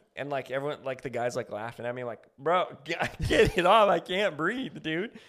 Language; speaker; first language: English; native; English